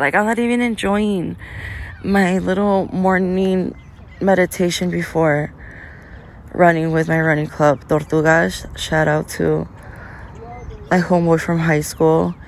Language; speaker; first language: English; early bilingual, other home language; Spanish